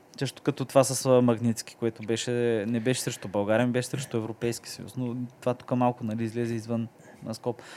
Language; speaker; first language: Bulgarian; native; Bulgarian